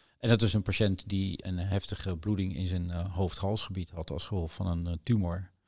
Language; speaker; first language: Dutch; native; Dutch